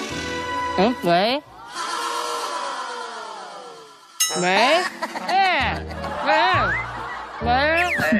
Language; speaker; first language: Chinese; native; Chinese